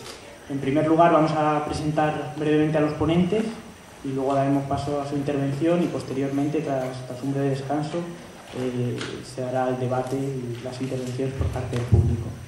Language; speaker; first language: Spanish; native; Spanish